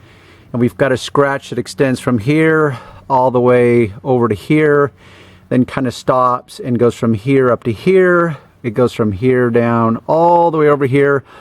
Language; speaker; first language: English; native; English